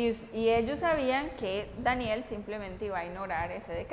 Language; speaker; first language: Spanish; native; Spanish